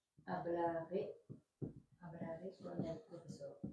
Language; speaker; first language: Spanish; non-native, learner; French